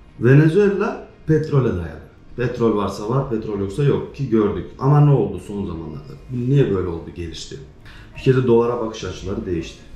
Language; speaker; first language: Turkish; native; Turkish